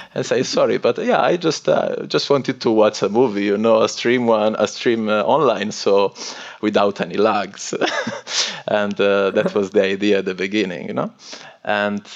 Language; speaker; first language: English; non-native, fluent; Italian